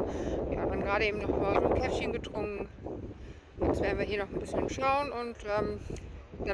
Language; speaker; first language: German; native; German